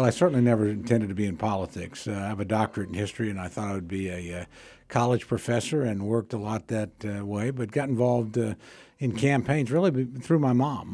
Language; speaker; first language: English; native; English